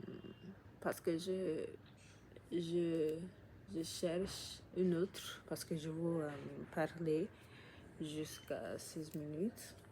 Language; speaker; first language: French; non-native, learner; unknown